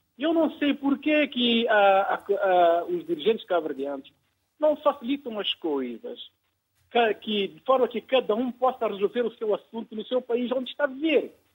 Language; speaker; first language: Portuguese; non-native, local second language; Kabuverdianu